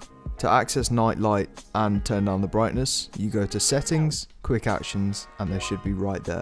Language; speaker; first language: English; native; English